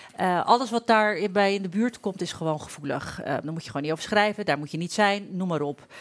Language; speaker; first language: Dutch; early bilingual, other home language; Turkish